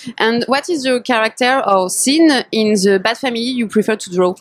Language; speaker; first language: English; non-native, learner; French